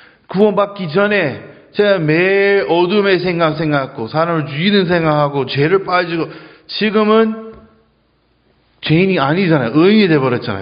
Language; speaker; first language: Korean; non-native, fluent; English